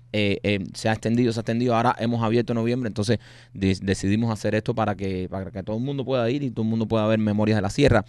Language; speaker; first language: Spanish; native; Spanish